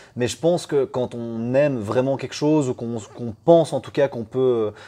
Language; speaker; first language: French; native; French